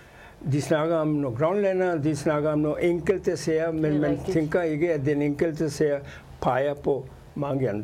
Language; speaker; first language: Danish; non-native, fluent; Urdu